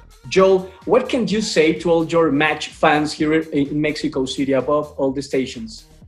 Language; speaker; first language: English; non-native, fluent; Spanish